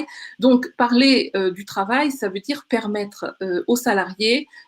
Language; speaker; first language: French; native; French